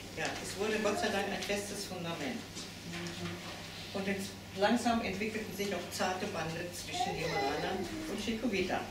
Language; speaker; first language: German; native; German